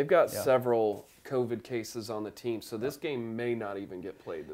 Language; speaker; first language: English; native; English